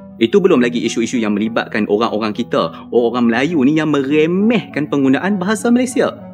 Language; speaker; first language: Malay; native; Malay